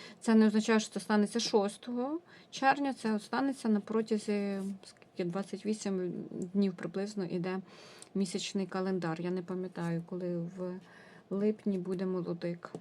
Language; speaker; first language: Ukrainian; non-native, local second language; Russian